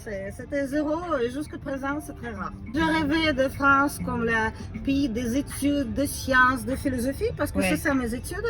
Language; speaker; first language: French; non-native, fluent; Russian